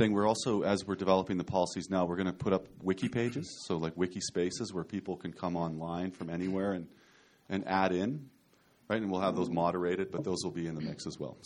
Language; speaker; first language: English; native; English